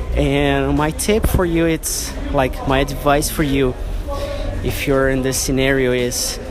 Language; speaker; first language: English; non-native, fluent; Portuguese